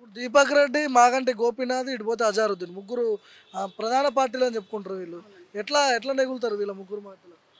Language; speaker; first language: Telugu; native; Telugu